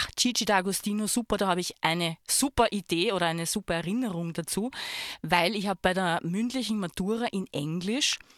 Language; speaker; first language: German; native; German